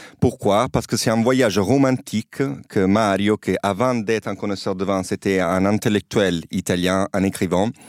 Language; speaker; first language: French; non-native, fluent; Italian